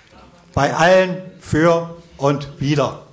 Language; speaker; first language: German; native; German